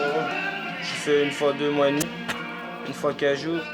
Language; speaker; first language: French; native; French